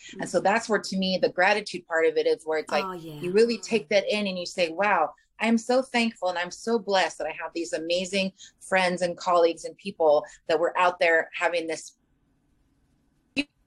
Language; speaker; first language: English; native; English